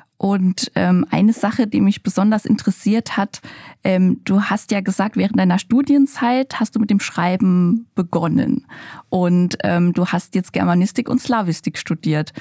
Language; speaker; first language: German; native; German